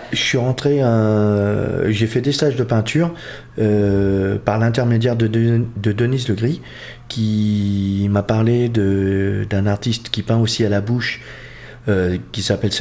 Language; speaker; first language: French; early bilingual, other home language; Portuguese